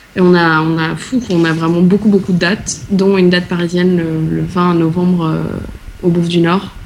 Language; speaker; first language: French; early bilingual, other home language; Portuguese